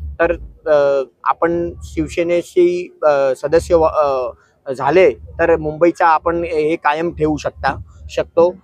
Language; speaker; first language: Marathi; non-native, local second language; Hindi